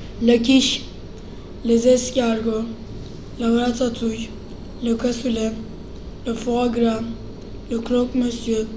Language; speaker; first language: French; non-native, learner; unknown